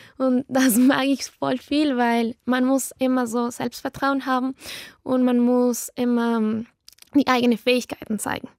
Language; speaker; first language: German; non-native, learner; Spanish